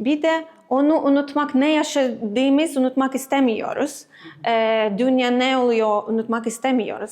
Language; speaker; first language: Turkish; non-native, learner; Russian